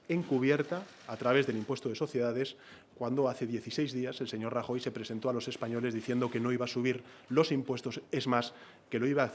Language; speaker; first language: Spanish; native; Spanish